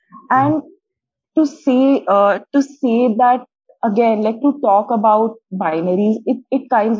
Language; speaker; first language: English; non-native, local second language; Hindi